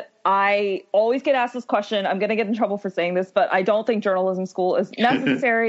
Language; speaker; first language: English; native; English